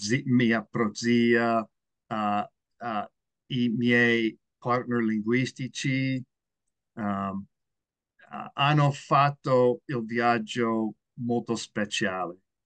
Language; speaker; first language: Italian; non-native, learner; English